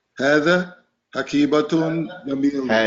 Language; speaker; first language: Arabic; non-native, learner; English